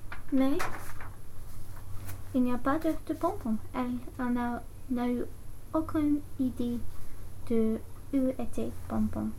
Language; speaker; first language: French; non-native, learner; English